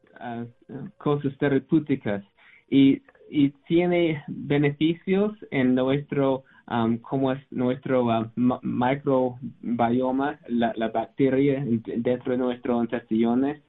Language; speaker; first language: Spanish; non-native, learner; English